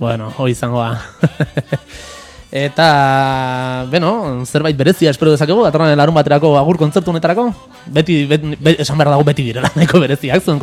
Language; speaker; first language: Basque; native; Basque